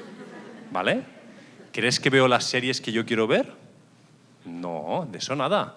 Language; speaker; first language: Spanish; native; Spanish